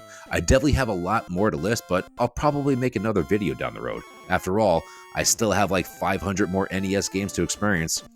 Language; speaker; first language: English; native; English